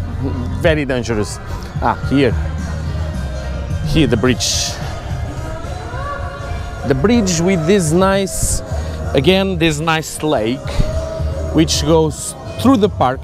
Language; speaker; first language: English; non-native, fluent; Portuguese